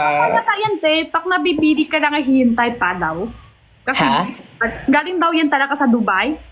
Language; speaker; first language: Filipino; non-native, local second language; Cebuano